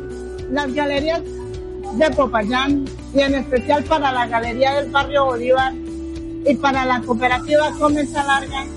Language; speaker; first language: Spanish; native; Spanish